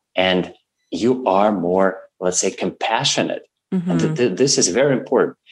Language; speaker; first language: English; non-native, fluent; Russian